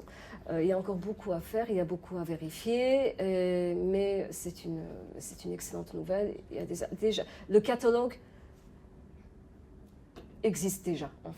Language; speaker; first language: French; non-native, fluent; Polish